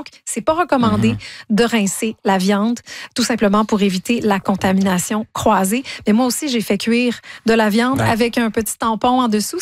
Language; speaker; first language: French; native; French